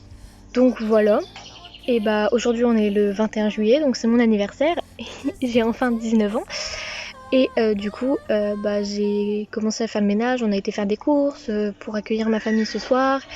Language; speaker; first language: French; native; French